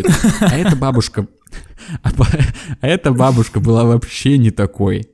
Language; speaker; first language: Russian; native; Russian